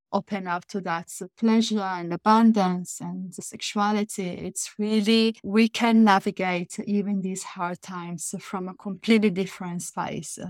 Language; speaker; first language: English; non-native, fluent; Italian